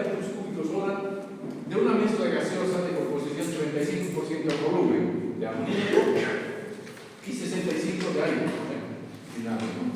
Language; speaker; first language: Spanish; native; Spanish